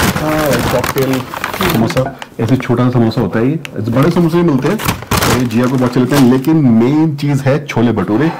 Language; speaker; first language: Hindi; native; Hindi